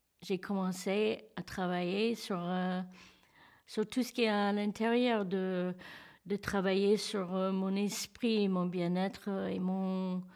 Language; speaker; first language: French; non-native, fluent; English